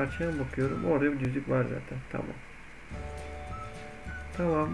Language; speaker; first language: Turkish; native; Turkish